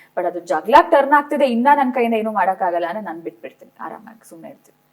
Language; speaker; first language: Kannada; non-native, local second language; Tulu